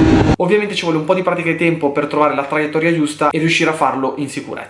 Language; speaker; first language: Italian; native; Italian